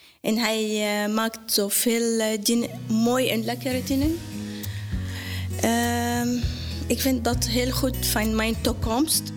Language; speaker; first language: Dutch; non-native, learner; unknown